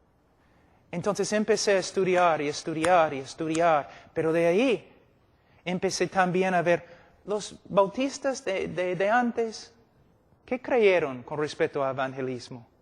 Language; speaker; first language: Spanish; non-native, fluent; English